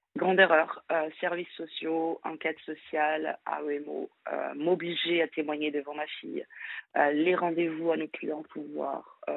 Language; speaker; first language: French; non-native, fluent; Portuguese